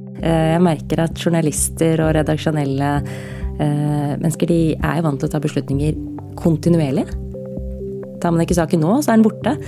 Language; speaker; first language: Norwegian; native; Norwegian